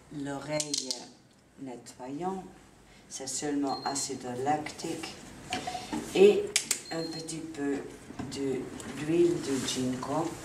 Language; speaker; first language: French; non-native, learner; Italian